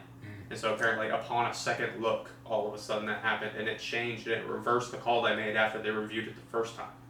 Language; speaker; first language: English; native; English